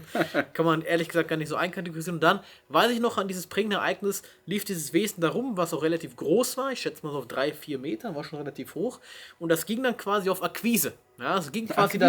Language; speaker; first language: German; native; German